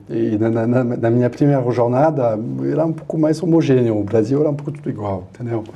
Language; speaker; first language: Portuguese; non-native, fluent; French